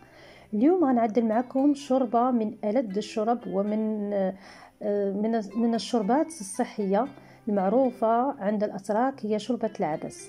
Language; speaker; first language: Arabic; native; Arabic